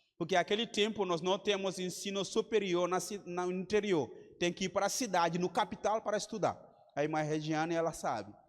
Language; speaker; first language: Portuguese; non-native, fluent; Mandingo